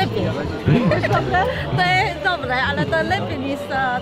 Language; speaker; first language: Polish; non-native, learner; Korean